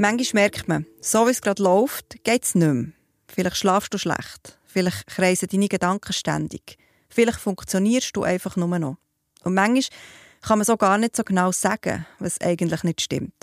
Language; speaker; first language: German; native; German